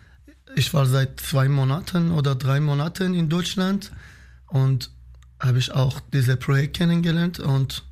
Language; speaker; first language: German; non-native, learner; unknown